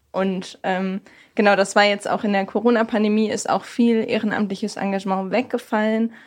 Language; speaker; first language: German; native; German